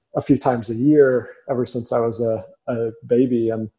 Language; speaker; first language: English; native; English